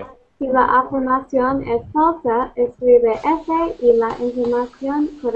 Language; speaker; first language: Spanish; non-native, learner; English